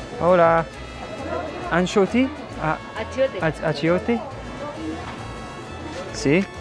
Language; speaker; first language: Spanish; non-native, learner; English